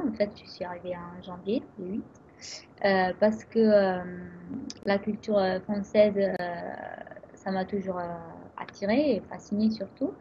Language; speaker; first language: French; non-native, fluent; Italian